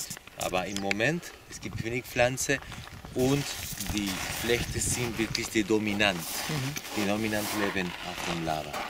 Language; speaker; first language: German; non-native, learner; Spanish